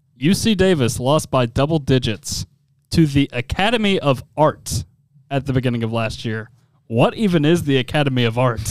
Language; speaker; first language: English; native; English